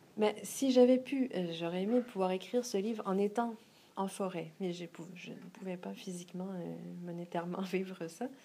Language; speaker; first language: French; native; French